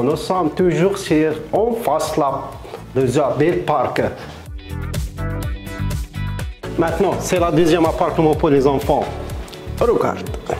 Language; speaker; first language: French; non-native, fluent; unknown